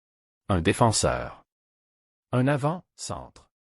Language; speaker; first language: French; non-native, fluent; Arabic